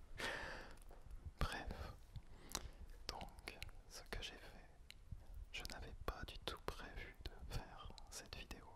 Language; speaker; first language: French; native; French